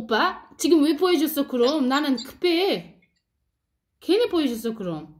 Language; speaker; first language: Korean; non-native, fluent; Uzbek